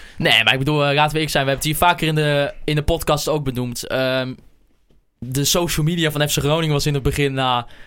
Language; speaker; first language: Dutch; native; Dutch